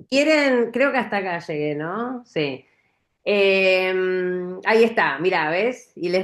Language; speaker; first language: Spanish; native; Spanish